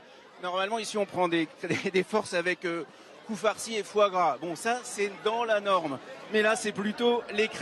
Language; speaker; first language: French; native; French